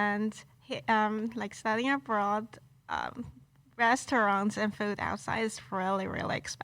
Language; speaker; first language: English; non-native, local second language; Chinese